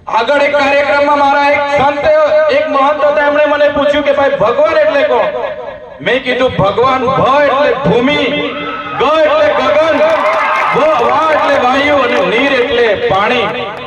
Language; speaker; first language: Gujarati; non-native, local second language; Vasavi